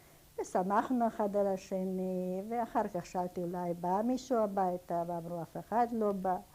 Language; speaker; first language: Hebrew; non-native, fluent; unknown